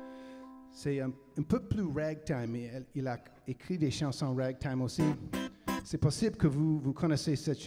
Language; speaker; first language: French; non-native, fluent; English